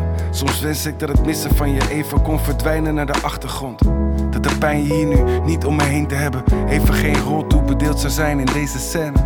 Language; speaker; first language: Dutch; native; Dutch